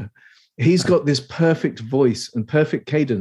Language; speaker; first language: English; native; English